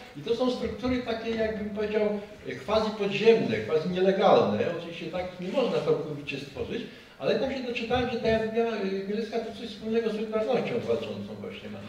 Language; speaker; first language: Polish; native; Polish